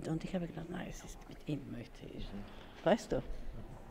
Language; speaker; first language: German; non-native, learner; Spanish